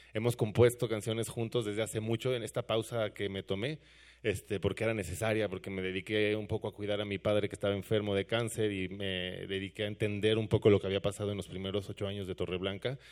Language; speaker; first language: Spanish; native; Spanish